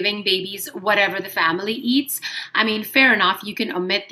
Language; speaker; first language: English; non-native, local second language; Hindi